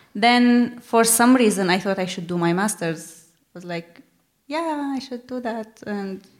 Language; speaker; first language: English; non-native, fluent; Arabic